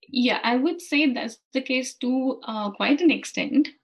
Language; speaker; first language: English; non-native, local second language; Hindi